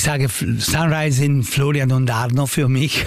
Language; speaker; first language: German; non-native, local second language; Italian